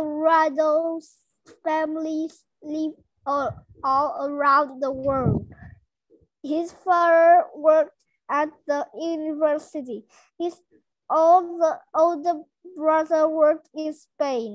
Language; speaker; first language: English; non-native, learner; Vietnamese